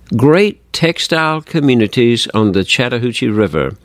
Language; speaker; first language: English; native; English